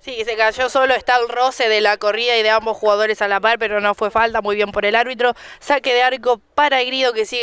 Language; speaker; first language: Spanish; native; Spanish